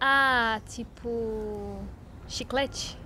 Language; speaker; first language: Portuguese; non-native, fluent; English